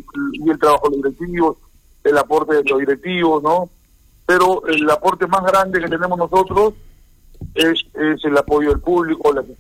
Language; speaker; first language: Spanish; native; Spanish